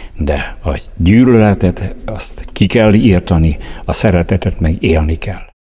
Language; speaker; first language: Hungarian; native; Hungarian